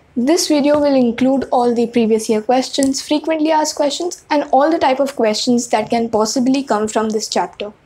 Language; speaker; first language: English; non-native, local second language; Hindi